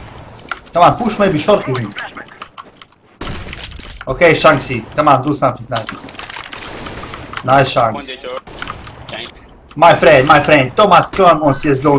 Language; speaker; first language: English; non-native, learner; Polish